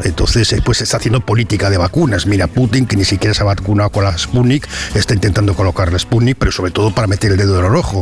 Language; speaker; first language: Spanish; native; Spanish